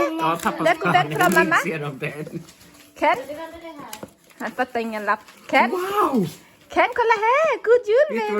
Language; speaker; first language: Swedish; non-native, learner; Thai